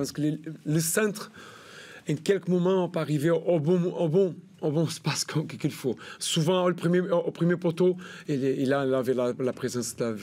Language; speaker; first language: French; non-native, learner; Portuguese